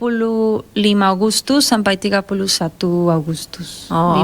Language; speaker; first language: Indonesian; non-native, fluent; Spanish